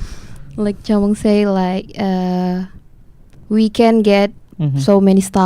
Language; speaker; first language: English; non-native, learner; Indonesian